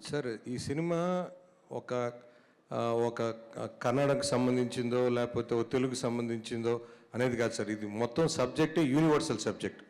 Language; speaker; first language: Telugu; native; Telugu